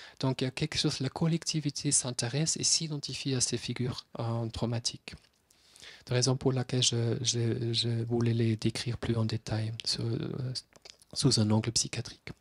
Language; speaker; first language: French; non-native, fluent; German